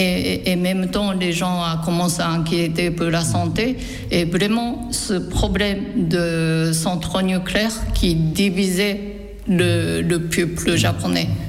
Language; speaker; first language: French; non-native, fluent; Japanese